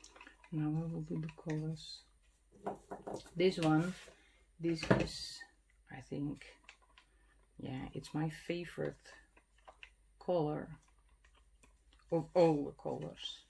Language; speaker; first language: English; non-native, fluent; Dutch